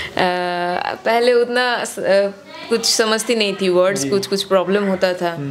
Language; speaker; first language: Hindi; non-native, local second language; Bangla